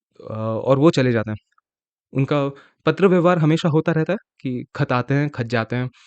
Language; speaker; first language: Hindi; non-native, local second language; Marathi